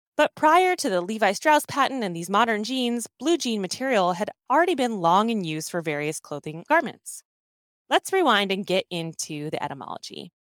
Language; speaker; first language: English; early bilingual, other home language; Hindi